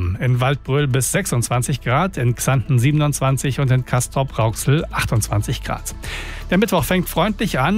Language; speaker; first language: German; native; German